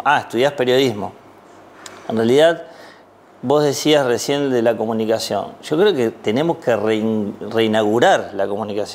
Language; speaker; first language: Spanish; native; Spanish